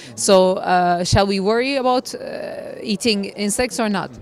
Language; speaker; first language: English; non-native, fluent; Turkish